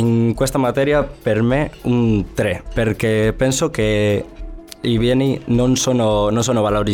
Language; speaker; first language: Italian; non-native, learner; Spanish